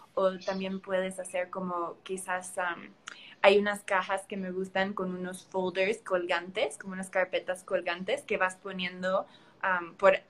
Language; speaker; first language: Spanish; early bilingual, heritage; Spanish